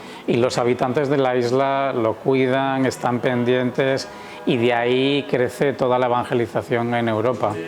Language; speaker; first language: Spanish; native; Spanish